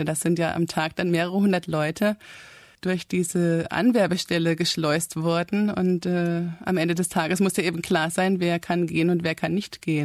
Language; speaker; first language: German; native; German